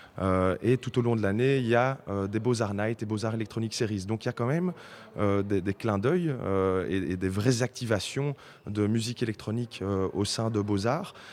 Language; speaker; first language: French; native; French